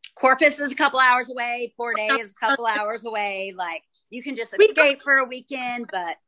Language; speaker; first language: English; native; English